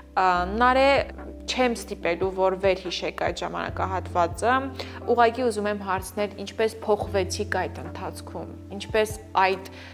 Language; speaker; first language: Armenian; native; Armenian